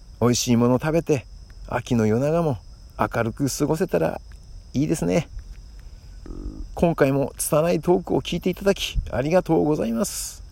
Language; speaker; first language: Japanese; native; Japanese